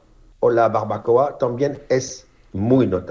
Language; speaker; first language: Spanish; non-native, fluent; French